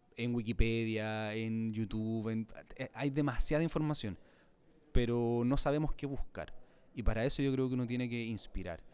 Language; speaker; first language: Spanish; native; Spanish